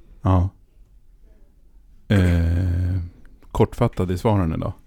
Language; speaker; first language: Swedish; native; Swedish